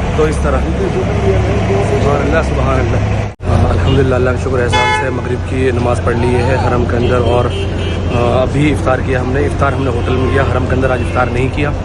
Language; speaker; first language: Urdu; native; Urdu